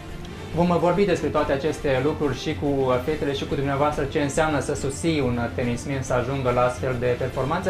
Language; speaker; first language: Romanian; native; Romanian